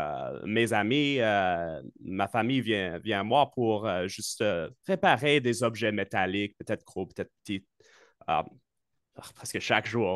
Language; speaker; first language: French; non-native, local second language; English